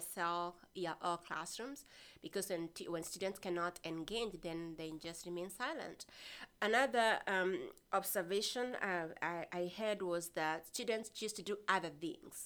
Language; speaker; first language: English; non-native, local second language; Meru